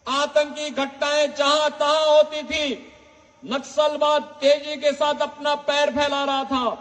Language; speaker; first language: Hindi; native; Hindi